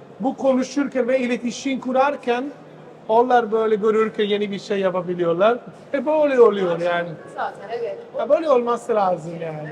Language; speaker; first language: Turkish; non-native, fluent; Italian